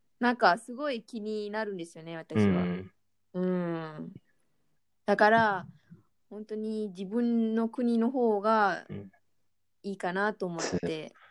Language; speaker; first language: Japanese; non-native, fluent; Malay